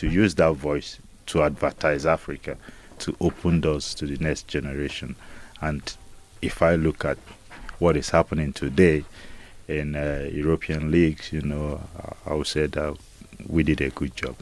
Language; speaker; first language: English; non-native, local second language; Igbo